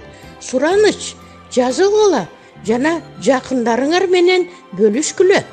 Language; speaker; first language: Kyrgyz; native; Kyrgyz